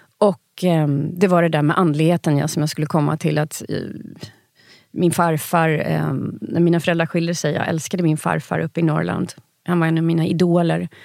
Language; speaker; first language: Swedish; native; Swedish